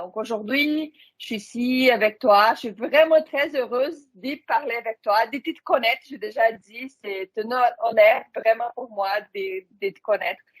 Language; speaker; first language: French; non-native, fluent; Portuguese